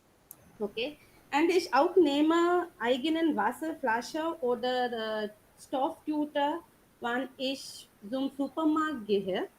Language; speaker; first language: German; non-native, learner; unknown